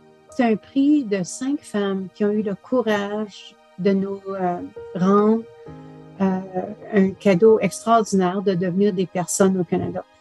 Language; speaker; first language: French; native; French